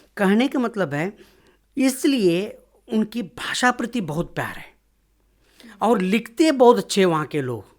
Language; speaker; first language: Hindi; non-native, local second language; Kannada